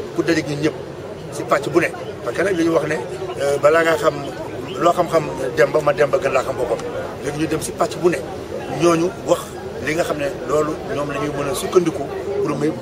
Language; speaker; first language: Wolof; non-native, local second language; Fula